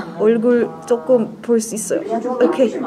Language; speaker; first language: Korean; early bilingual, heritage; English